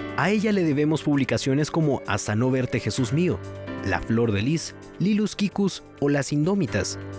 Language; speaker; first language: Spanish; native; Spanish